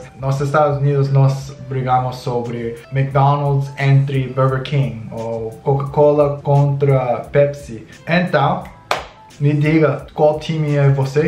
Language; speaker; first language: Portuguese; non-native, learner; English